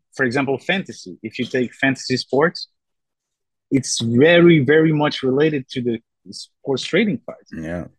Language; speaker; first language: English; non-native, fluent; French